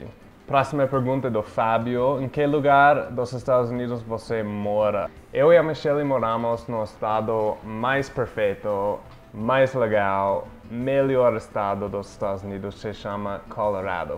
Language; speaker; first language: Portuguese; non-native, fluent; English